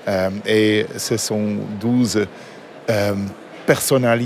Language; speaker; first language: French; non-native, learner; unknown